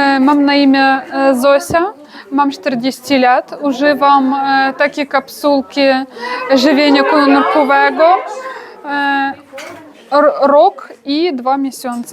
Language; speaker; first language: Polish; non-native, learner; Ukrainian